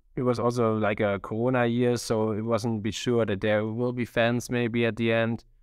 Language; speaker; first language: English; non-native, fluent; German